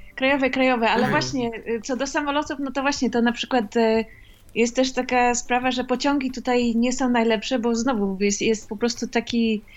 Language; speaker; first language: Polish; native; Polish